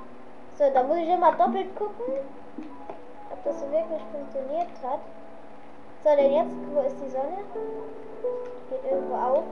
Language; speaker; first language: German; native; German